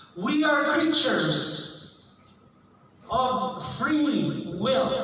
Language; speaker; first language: English; non-native, local second language; Filipino